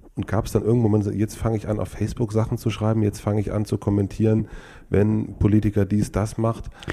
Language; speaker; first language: German; native; German